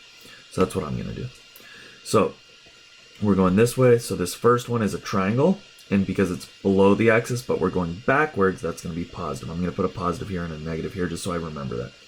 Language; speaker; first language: English; native; English